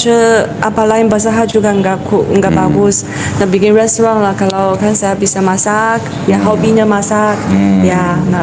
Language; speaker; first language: Indonesian; non-native, learner; Chinese